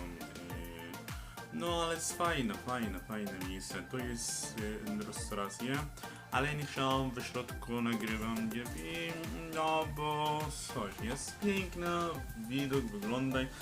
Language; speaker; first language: Polish; non-native, learner; Arabic